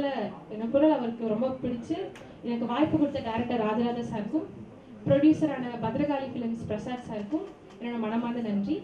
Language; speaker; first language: Tamil; native; Tamil